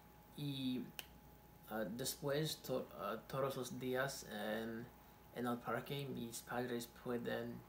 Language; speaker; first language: Spanish; non-native, learner; English